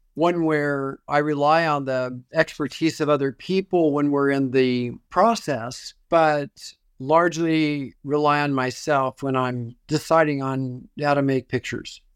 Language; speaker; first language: English; native; English